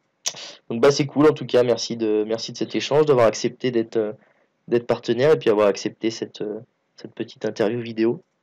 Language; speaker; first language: French; native; French